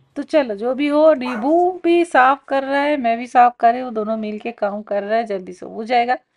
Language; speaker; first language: Hindi; non-native, local second language; Bangla